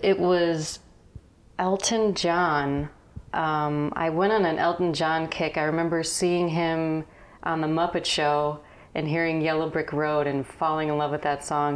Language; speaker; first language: English; native; English